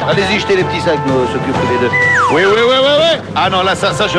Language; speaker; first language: French; native; French